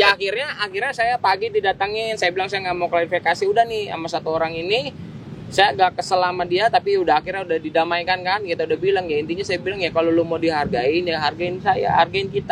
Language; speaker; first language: Indonesian; native; Indonesian